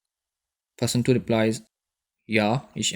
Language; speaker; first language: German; non-native, fluent; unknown